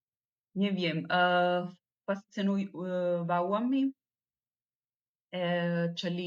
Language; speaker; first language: Polish; non-native, learner; Italian